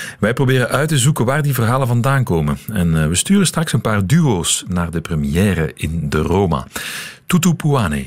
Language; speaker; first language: Dutch; native; Dutch